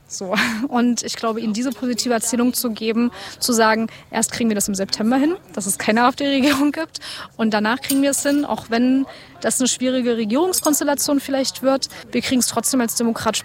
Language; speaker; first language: German; native; German